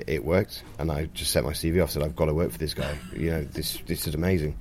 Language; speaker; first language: English; native; English